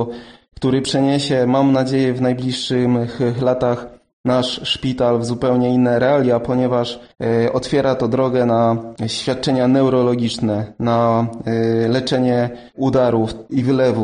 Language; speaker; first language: Polish; native; Polish